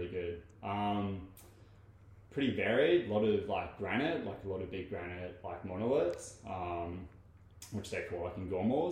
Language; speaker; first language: English; native; English